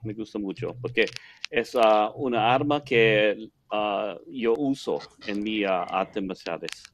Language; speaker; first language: Spanish; non-native, learner; English